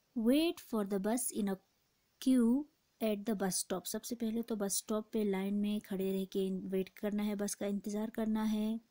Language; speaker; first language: Hindi; non-native, local second language; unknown